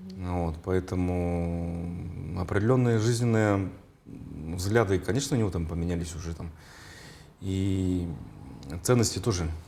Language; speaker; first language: Russian; non-native, local second language; Yakut